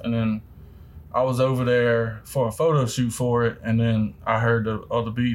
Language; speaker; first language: English; native; English